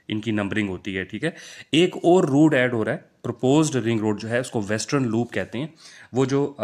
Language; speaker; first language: Urdu; non-native, local second language; Punjabi